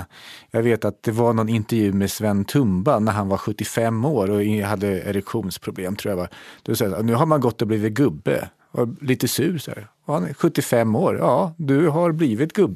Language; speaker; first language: Swedish; native; Swedish